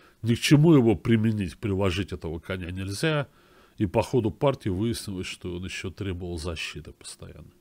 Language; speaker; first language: Russian; native; Russian